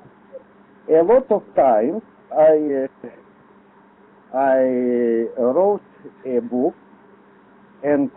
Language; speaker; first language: English; non-native, learner; Lithuanian